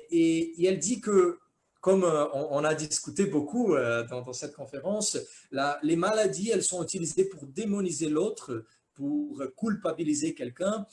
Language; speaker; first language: French; non-native, fluent; Portuguese